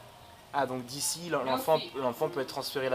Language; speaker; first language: French; native; French